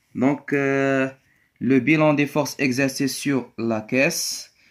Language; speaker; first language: French; non-native, local second language; Arabic